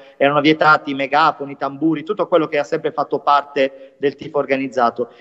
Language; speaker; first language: Italian; native; Italian